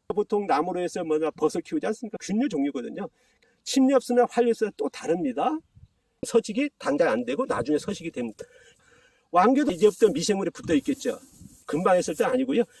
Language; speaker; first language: Korean; native; Korean